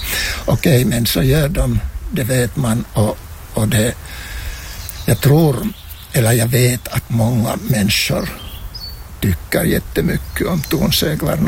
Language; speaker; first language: Swedish; non-native, local second language; Finnish